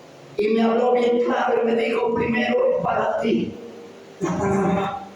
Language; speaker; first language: Spanish; native; Spanish